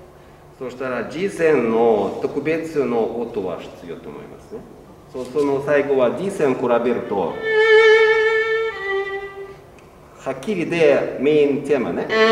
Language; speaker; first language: Japanese; non-native, learner; Russian